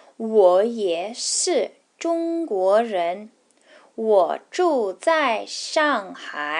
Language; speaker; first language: Chinese; non-native, fluent; English